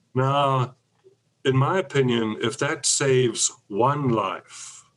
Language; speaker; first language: English; native; English